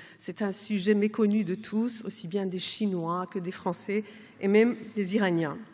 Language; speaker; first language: French; non-native, fluent; Persian